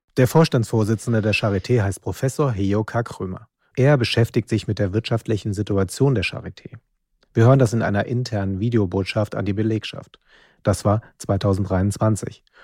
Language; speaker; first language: German; native; German